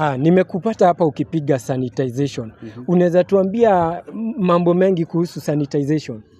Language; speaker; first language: Swahili; native; Swahili